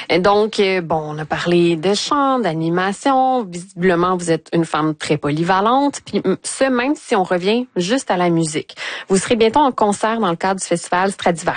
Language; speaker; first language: French; native; French